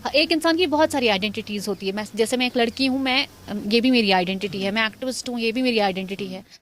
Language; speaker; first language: Hindi; non-native, local second language; Kashmiri